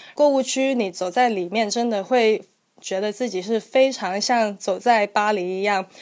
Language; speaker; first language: Chinese; non-native, local second language; Cantonese